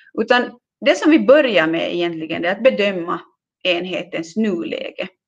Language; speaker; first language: Swedish; native; Swedish